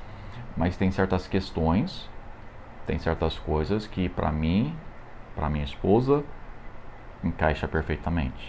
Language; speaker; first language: Portuguese; non-native, fluent; English